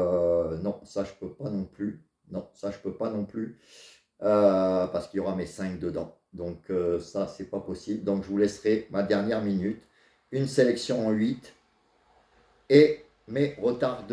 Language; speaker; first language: French; native; French